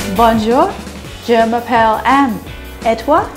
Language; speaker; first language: French; non-native, learner; Thai